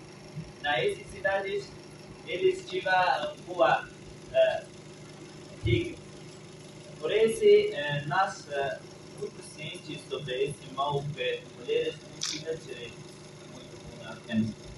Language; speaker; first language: Portuguese; non-native, learner; Persian